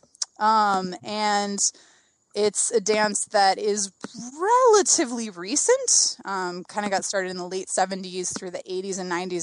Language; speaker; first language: English; native; English